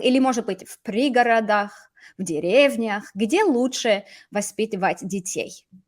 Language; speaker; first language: Russian; non-native, fluent; English